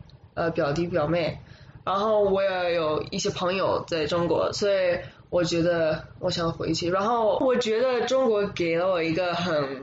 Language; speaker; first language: Chinese; early bilingual, other home language; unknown